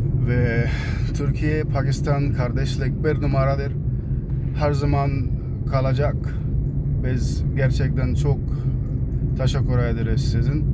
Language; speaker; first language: Turkish; non-native, learner; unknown